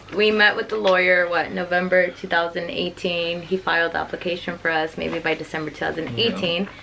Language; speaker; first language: English; native; English